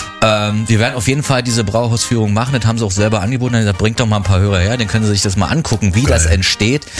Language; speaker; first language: German; native; German